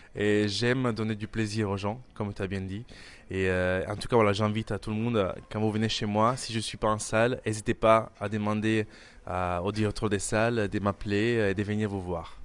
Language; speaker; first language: French; non-native, fluent; Italian